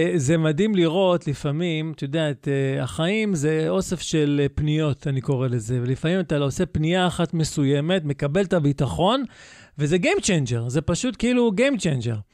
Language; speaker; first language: Hebrew; native; Hebrew